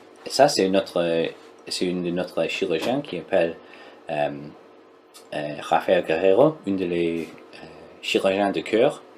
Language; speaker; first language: French; non-native, learner; English